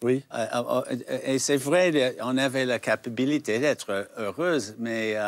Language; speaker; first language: French; non-native, fluent; English